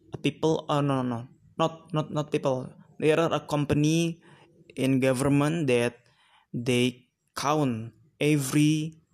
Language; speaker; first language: English; non-native, learner; Indonesian